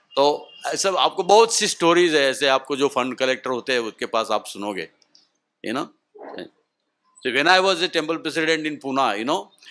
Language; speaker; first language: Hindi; non-native, local second language; Marathi